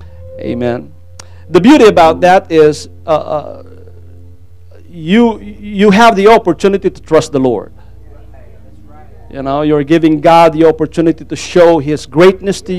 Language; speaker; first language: English; non-native, local second language; Filipino